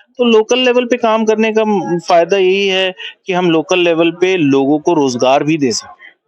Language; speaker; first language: Hindi; non-native, local second language; Bhojpuri